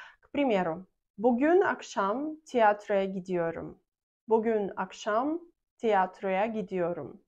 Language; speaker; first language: Turkish; non-native, fluent; Russian